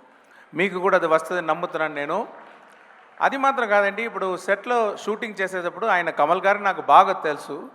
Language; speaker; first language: Telugu; non-native, local second language; Tamil